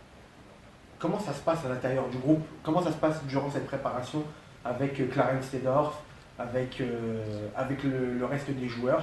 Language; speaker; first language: French; native; French